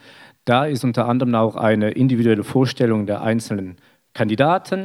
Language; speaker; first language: German; native; German